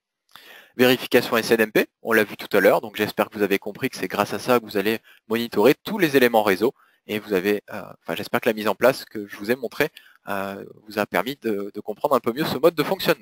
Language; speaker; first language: French; native; French